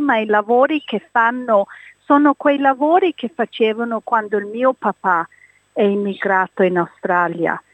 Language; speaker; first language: Italian; early bilingual, heritage; English